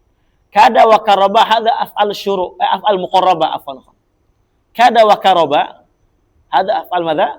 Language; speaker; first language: Arabic; non-native, fluent; Indonesian